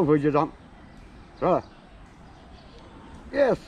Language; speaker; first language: Chinese; native; Chinese